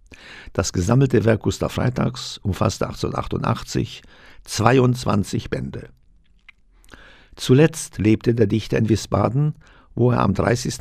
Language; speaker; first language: German; native; German